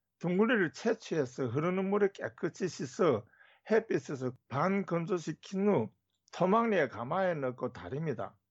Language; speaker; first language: Korean; native; Korean